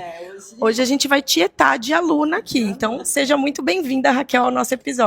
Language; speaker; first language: Portuguese; native; Portuguese